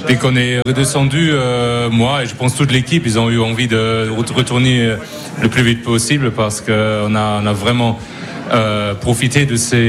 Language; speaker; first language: French; non-native, fluent; German